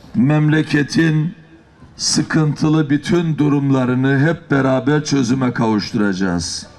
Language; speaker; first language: Turkish; native; Turkish